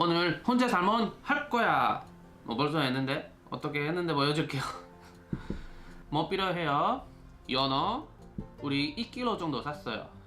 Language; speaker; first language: Korean; non-native, fluent; Spanish